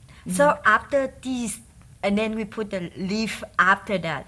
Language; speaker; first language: English; non-native, learner; Vietnamese